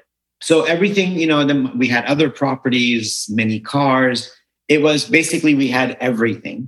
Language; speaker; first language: English; native; English